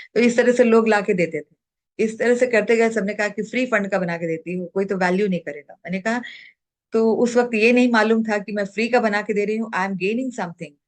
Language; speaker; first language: Hindi; native; Hindi